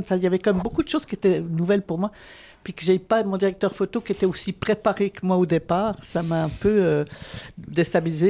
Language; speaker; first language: French; native; French